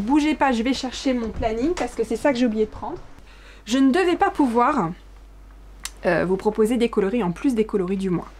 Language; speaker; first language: French; native; French